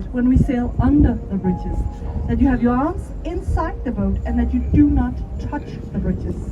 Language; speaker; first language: English; non-native, fluent; Danish